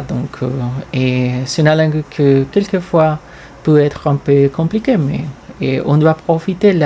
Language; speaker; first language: French; non-native, learner; Portuguese